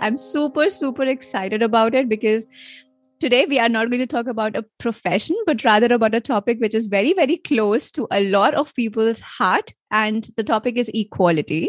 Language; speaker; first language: English; non-native, local second language; Hindi